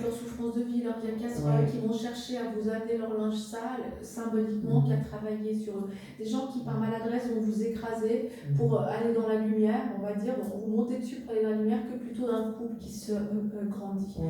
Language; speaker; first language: French; native; French